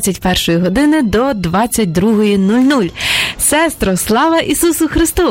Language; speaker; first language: Ukrainian; native; Ukrainian